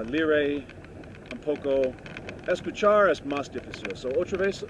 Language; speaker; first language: Spanish; non-native, learner; English